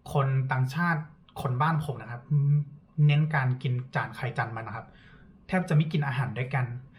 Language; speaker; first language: Thai; non-native, fluent; English